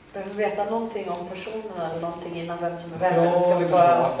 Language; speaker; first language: Swedish; native; Swedish